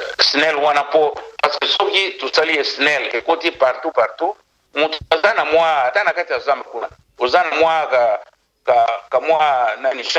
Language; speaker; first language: Lingala; non-native, local second language; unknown